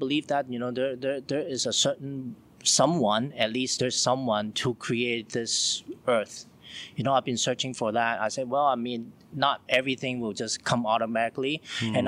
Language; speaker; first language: English; non-native, local second language; Cantonese